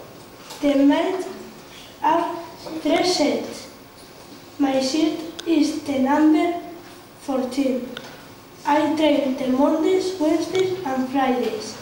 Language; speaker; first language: English; non-native, learner; Spanish